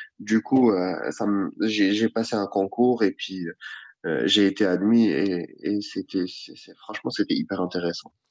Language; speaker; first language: French; non-native, local second language; Arabic